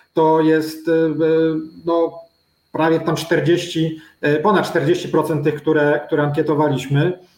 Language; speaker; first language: Polish; native; Polish